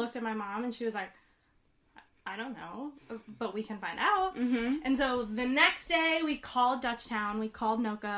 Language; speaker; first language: English; native; English